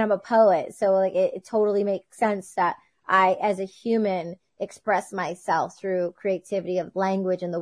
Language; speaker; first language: English; native; English